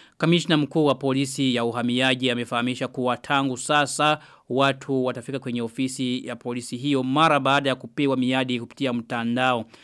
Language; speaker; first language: Swahili; non-native, local second language; Rundi